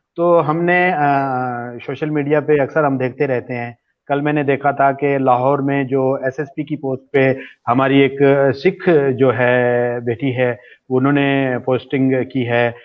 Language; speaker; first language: Urdu; non-native, local second language; Marwari